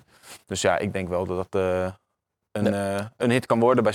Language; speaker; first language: Dutch; native; Dutch